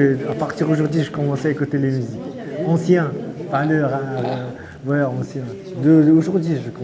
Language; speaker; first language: French; non-native, learner; Uzbek